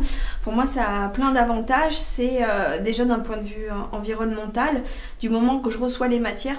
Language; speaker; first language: French; native; French